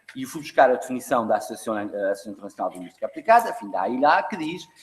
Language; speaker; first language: French; non-native, fluent; Portuguese